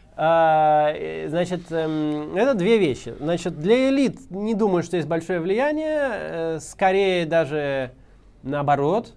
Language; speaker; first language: Russian; native; Russian